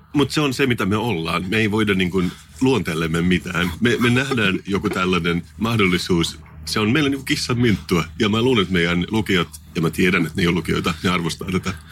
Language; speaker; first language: Finnish; native; Finnish